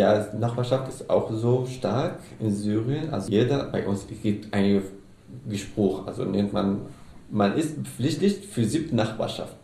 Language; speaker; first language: German; non-native, learner; Arabic